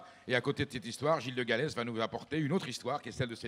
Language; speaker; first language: French; native; French